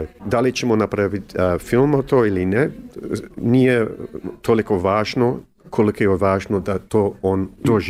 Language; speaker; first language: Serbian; early bilingual, heritage; English